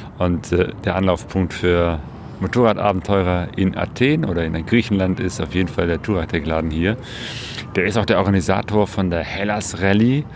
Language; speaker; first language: German; native; German